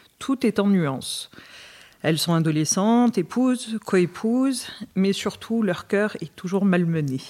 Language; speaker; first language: French; native; French